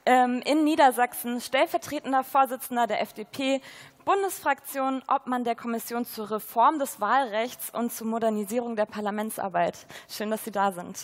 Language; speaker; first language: German; native; German